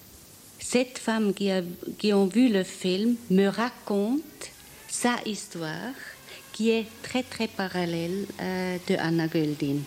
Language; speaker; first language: French; non-native, fluent; German